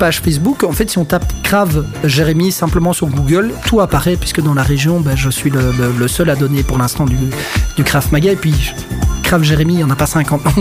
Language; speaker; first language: French; native; French